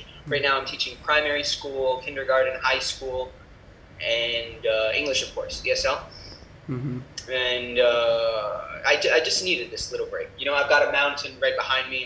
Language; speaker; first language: English; non-native, fluent; Spanish